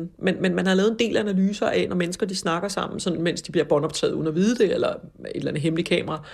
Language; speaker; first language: Danish; native; Danish